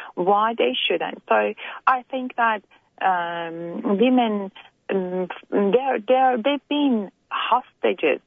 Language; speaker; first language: English; non-native, fluent; Persian